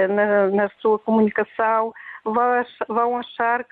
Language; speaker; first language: Portuguese; non-native, fluent; Russian